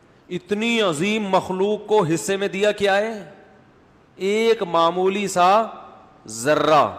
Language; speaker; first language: Urdu; native; Urdu